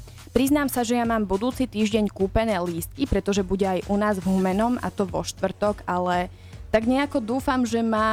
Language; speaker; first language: Slovak; native; Slovak